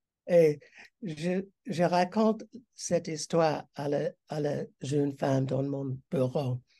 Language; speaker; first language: French; non-native, learner; English